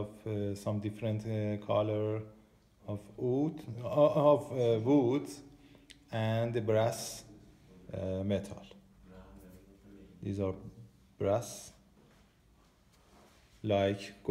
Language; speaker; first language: English; non-native, learner; Persian